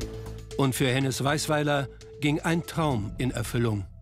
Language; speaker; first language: German; native; German